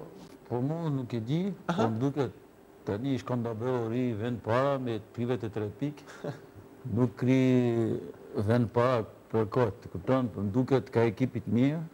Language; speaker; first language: Albanian; non-native, learner; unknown